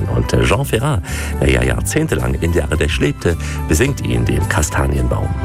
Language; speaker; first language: German; native; German